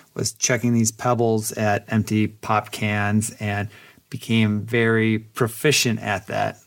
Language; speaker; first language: English; early bilingual, other home language; Polish